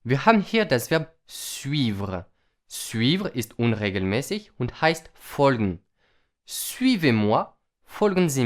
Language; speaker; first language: German; non-native, fluent; French